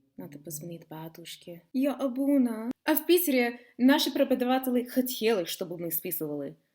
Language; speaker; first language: Russian; non-native, fluent; English